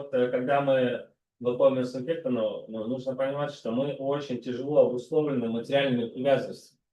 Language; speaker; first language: Russian; native; Russian